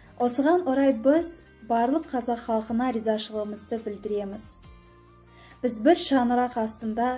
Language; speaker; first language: Kazakh; non-native, local second language; Azerbaijani